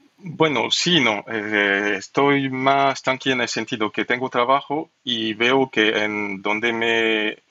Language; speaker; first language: Spanish; non-native, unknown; French